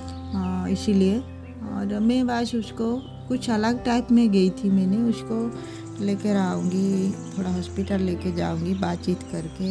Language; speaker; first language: Hindi; non-native, local second language; Odia